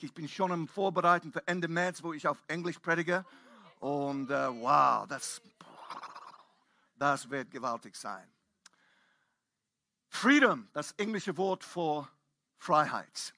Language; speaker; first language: German; non-native, fluent; English